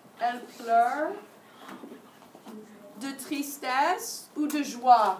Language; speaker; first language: French; non-native, fluent; English